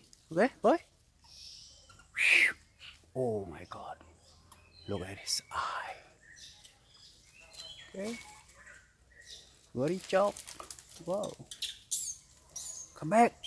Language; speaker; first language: English; non-native, learner; Khmer